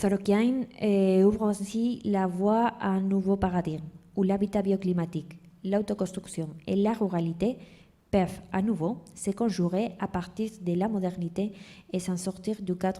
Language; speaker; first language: French; non-native, fluent; Spanish